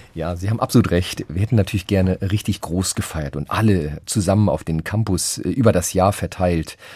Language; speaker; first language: German; native; German